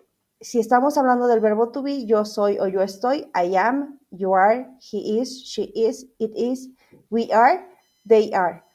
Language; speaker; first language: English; non-native, fluent; Spanish